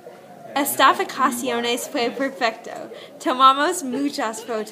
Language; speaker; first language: Spanish; non-native, learner; English